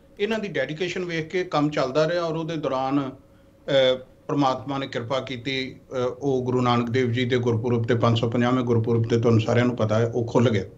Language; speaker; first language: Punjabi; native; Punjabi